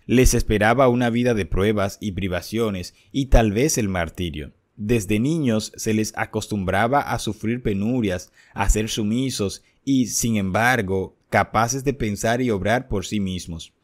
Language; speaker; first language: Spanish; native; Spanish